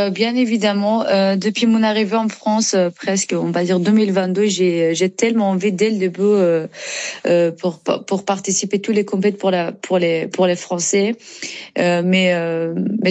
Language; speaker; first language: French; non-native, learner; Persian